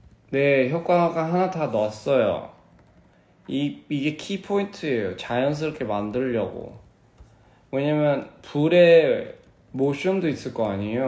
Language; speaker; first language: Korean; early bilingual, heritage; Korean